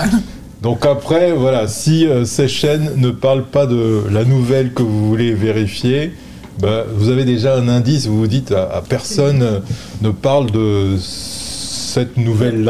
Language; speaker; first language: French; native; French